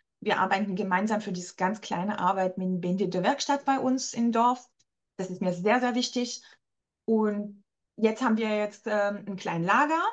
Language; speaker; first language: German; non-native, fluent; French